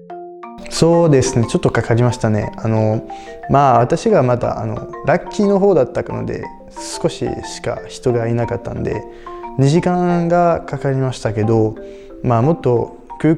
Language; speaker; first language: Japanese; non-native, fluent; French